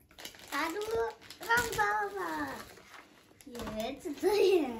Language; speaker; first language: Czech; early bilingual, heritage; Czech